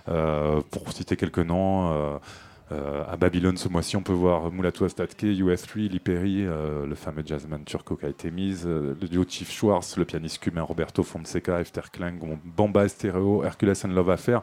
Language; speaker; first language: French; native; French